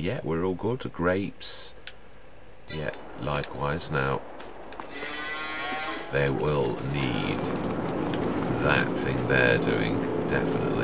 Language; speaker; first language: English; native; English